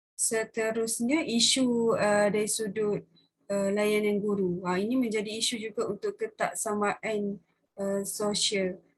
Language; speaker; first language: Malay; native; Malay